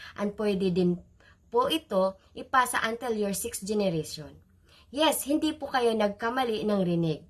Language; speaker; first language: Filipino; non-native, local second language; Cebuano